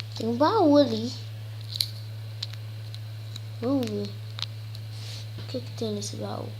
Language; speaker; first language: Portuguese; native; Portuguese